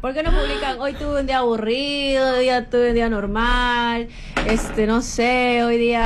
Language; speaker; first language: Spanish; native; Spanish